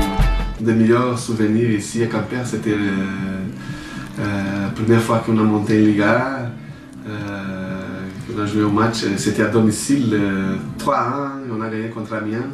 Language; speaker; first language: French; non-native, fluent; Portuguese